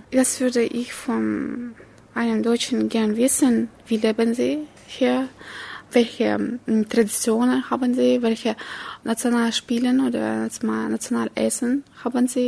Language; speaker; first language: German; non-native, learner; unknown